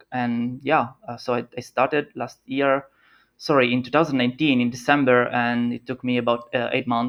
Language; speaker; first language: English; non-native, fluent; Italian